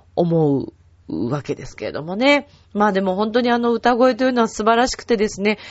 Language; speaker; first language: Japanese; native; Japanese